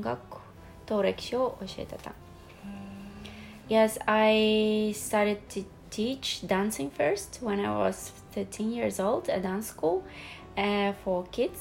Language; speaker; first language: English; non-native, fluent; Russian